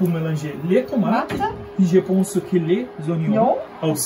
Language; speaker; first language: French; non-native, learner; Portuguese